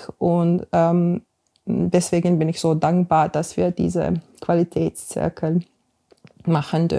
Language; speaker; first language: German; non-native, fluent; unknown